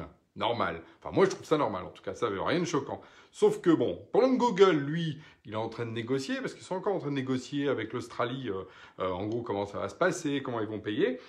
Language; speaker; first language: French; native; French